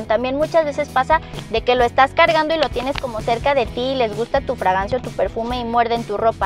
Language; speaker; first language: Spanish; native; Spanish